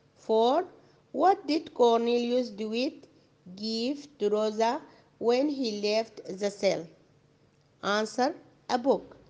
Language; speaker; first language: English; non-native, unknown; Arabic